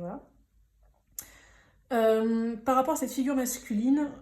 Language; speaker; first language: French; native; French